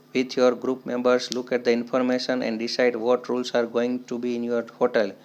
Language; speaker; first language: English; non-native, local second language; Gujarati